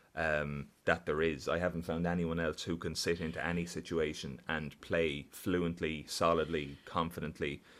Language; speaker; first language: English; native; English